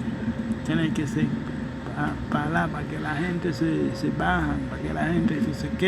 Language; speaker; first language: Spanish; non-native, fluent; Haitian Creole